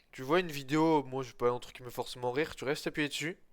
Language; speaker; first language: French; native; French